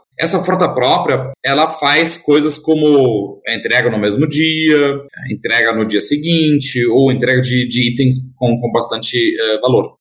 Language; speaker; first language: Portuguese; non-native, fluent; German